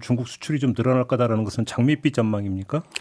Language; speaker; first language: Korean; native; Korean